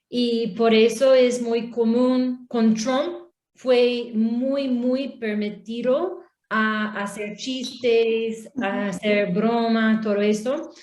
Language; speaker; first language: Spanish; non-native, learner; English